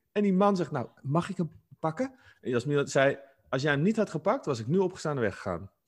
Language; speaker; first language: Dutch; native; Dutch